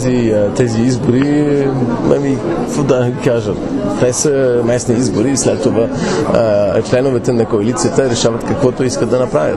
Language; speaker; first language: Bulgarian; non-native, fluent; French